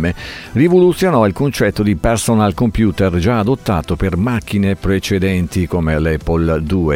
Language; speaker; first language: Italian; native; Italian